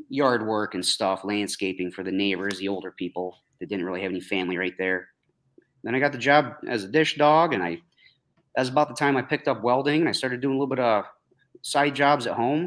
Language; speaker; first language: English; native; English